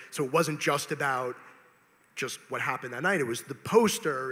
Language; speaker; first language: English; native; English